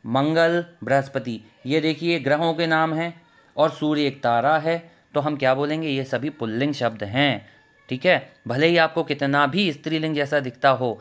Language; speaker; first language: Hindi; native; Hindi